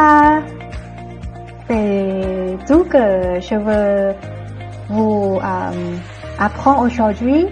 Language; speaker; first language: French; non-native, fluent; Thai